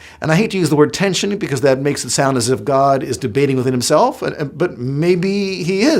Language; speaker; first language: English; native; English